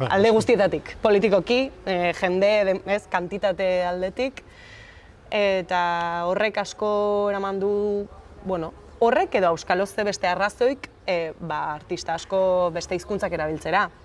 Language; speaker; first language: Basque; native; Basque